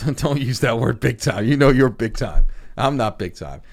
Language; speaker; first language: English; native; English